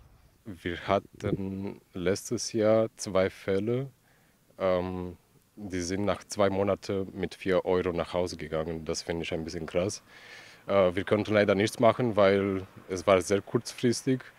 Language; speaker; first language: German; non-native, fluent; Romanian